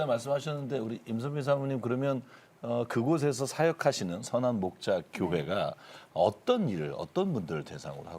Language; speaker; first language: Korean; native; Korean